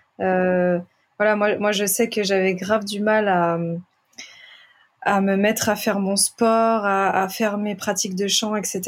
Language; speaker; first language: French; native; French